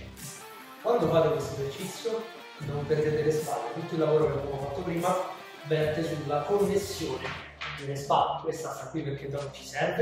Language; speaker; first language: Italian; native; Italian